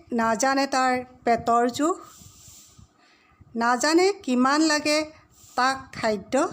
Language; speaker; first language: Assamese; native; Assamese